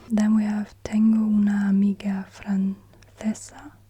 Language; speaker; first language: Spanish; non-native, learner; German